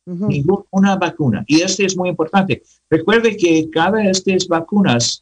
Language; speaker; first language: Spanish; non-native, learner; English